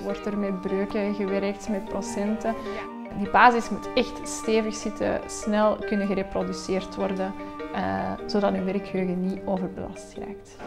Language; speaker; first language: Dutch; native; Dutch